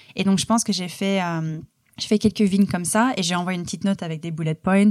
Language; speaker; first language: French; non-native, fluent; English